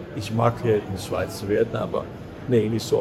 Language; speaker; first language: German; non-native, learner; Danish